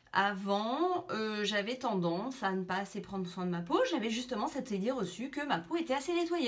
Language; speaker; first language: French; native; French